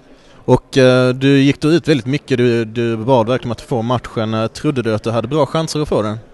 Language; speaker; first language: Swedish; native; Swedish